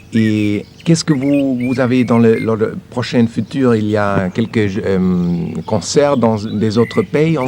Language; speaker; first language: French; non-native, learner; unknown